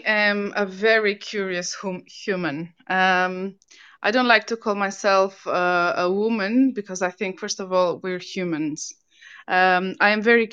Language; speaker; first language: English; non-native, fluent; Albanian